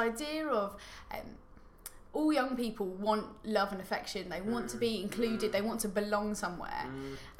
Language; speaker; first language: English; native; English